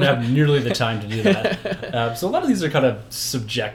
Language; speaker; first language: English; native; English